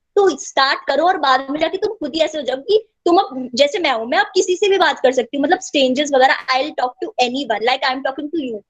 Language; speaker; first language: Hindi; native; Hindi